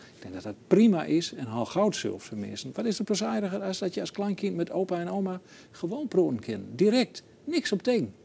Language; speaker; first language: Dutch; native; Dutch